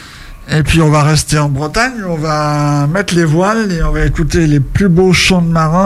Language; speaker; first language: French; native; French